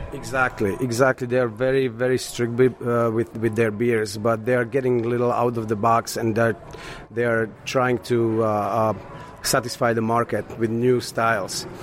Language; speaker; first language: English; non-native, fluent; Slovak